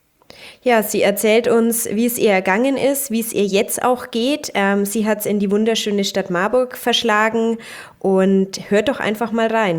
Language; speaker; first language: German; native; German